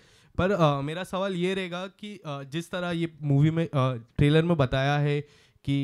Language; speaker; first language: Hindi; native; Hindi